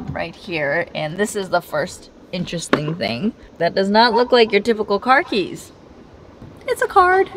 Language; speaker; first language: English; early bilingual, other home language; Japanese